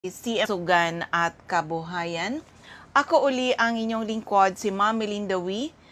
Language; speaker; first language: Filipino; non-native, local second language; Bikol